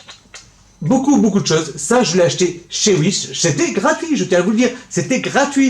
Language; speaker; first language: French; native; French